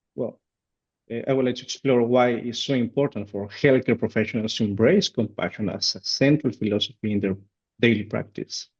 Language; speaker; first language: English; non-native, fluent; Spanish